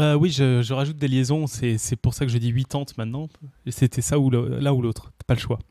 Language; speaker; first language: French; native; French